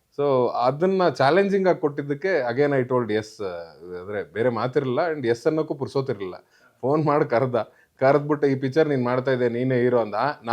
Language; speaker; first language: Kannada; native; Kannada